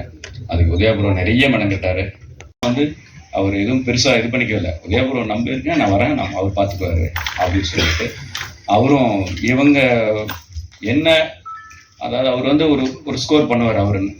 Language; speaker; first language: Tamil; native; Tamil